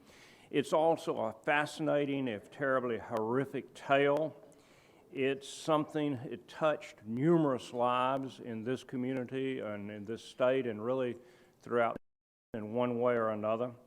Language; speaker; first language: English; native; English